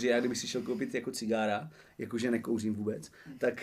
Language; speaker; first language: Czech; native; Czech